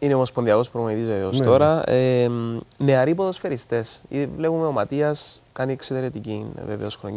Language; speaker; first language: Greek; native; Greek